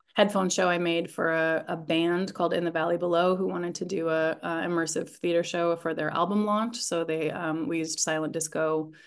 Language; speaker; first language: English; native; English